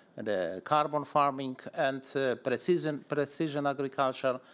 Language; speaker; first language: English; non-native, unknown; Polish